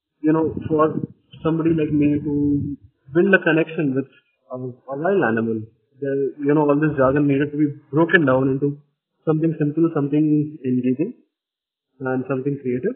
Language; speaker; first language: English; non-native, local second language; Marathi